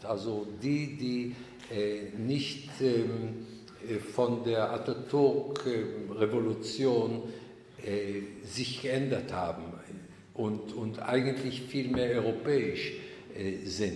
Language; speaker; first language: German; non-native, fluent; Hebrew